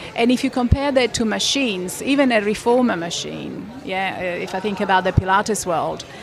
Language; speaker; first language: English; non-native, fluent; Italian